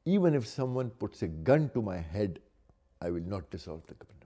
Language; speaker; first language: English; non-native, local second language; Pashto